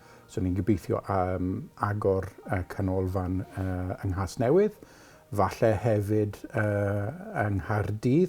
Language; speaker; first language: Welsh; non-native, local second language; English